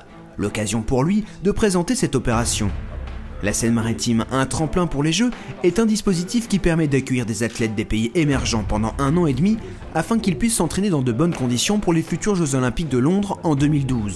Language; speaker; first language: French; native; French